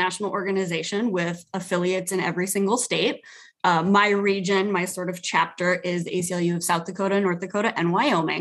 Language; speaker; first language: English; native; English